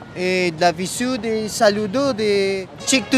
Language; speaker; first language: French; non-native, learner; Spanish